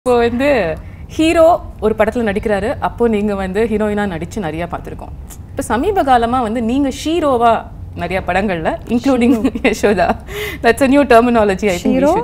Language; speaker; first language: Tamil; native; Tamil